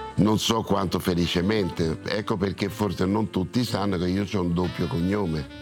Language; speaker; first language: Italian; early bilingual, other home language; Russian